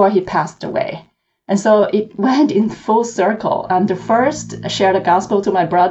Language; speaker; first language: English; non-native, local second language; Cantonese